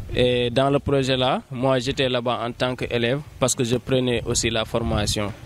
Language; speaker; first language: French; non-native, local second language; Wolof